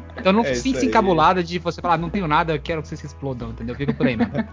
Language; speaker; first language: Portuguese; native; Portuguese